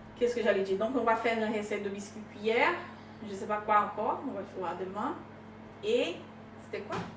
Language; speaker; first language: French; non-native, fluent; Portuguese